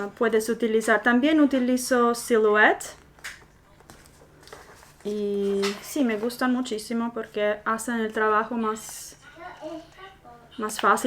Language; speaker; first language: Spanish; non-native, fluent; English